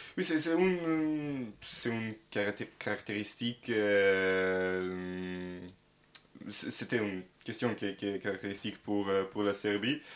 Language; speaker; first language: French; non-native, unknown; Serbian